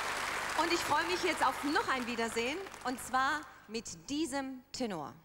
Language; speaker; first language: German; native; German